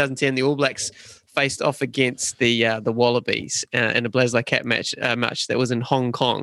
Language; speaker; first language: English; native; English